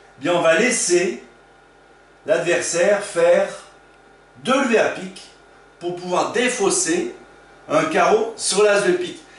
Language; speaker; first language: French; native; French